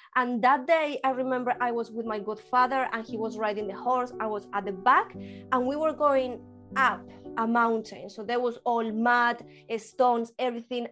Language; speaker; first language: English; early bilingual, other home language; Spanish